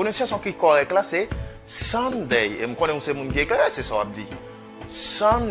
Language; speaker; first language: French; non-native, local second language; Haitian Creole